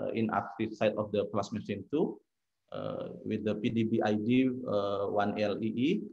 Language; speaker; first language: English; non-native, learner; Indonesian